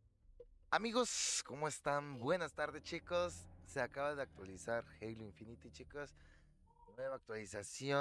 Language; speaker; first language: Spanish; native; Spanish